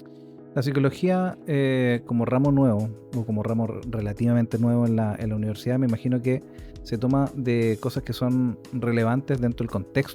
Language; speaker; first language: Spanish; native; Spanish